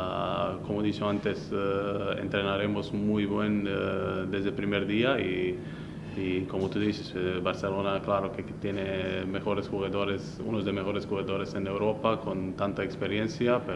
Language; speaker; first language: Spanish; non-native, fluent; Slovenian